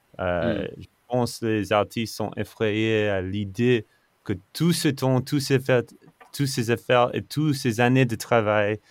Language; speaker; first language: French; non-native, fluent; English